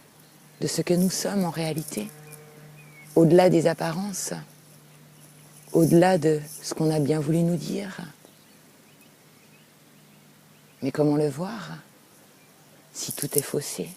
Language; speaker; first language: French; native; French